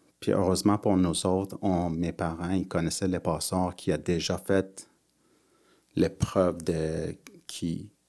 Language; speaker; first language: French; early bilingual, other home language; Persian